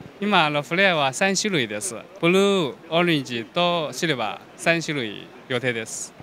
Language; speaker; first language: Japanese; non-native, fluent; Chinese